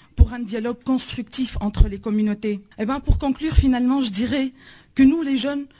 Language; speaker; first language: French; non-native, local second language; Arabic